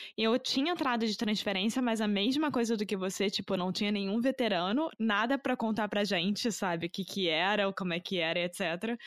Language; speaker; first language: Portuguese; native; Portuguese